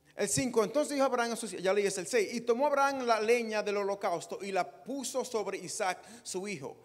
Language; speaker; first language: Spanish; native; Spanish